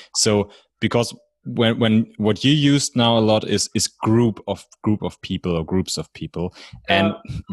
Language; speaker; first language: English; non-native, fluent; German